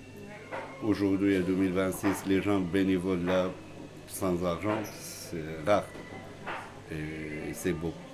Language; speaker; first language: French; non-native, learner; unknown